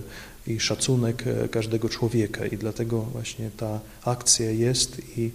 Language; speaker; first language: Polish; non-native, local second language; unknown